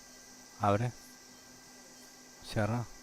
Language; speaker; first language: Spanish; native; Spanish